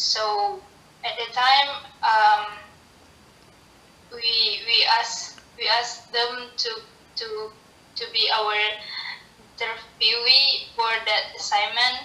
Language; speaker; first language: English; non-native, learner; Indonesian